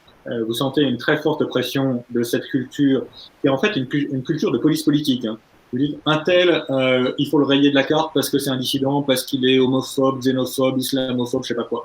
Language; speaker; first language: French; native; French